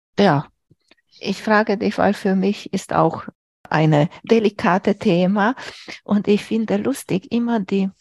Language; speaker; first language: German; non-native, fluent; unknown